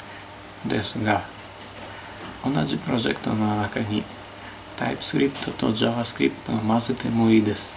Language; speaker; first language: Japanese; non-native, fluent; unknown